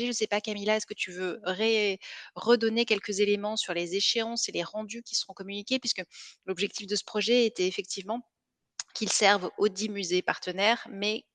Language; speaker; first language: French; native; French